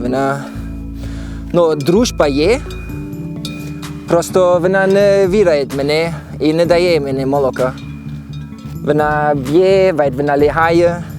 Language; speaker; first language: Ukrainian; non-native, learner; German